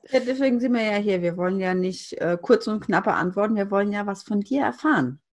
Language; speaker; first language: German; native; German